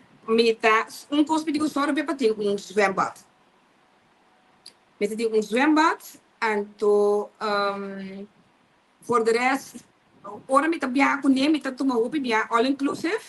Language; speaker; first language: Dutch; non-native, local second language; Papiamento